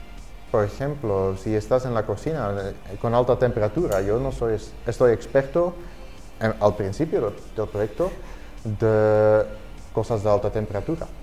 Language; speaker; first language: Spanish; non-native, fluent; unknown